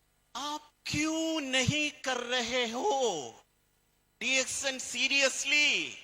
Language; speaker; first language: Hindi; non-native, learner; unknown